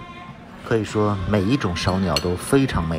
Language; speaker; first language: Chinese; native; Chinese